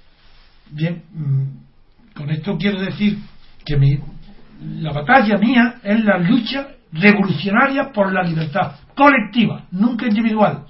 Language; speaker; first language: Spanish; native; Spanish